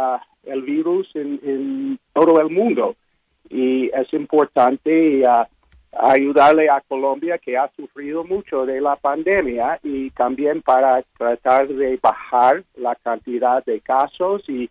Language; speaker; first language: Spanish; non-native, fluent; English